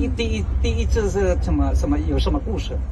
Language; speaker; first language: Chinese; non-native, learner; Indonesian